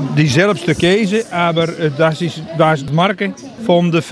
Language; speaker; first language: German; non-native, learner; Dutch